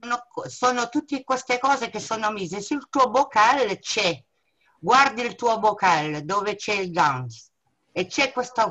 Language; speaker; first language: Italian; non-native, learner; French